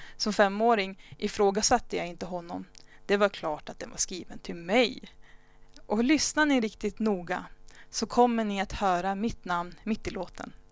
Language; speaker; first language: Swedish; early bilingual, other home language; Spanish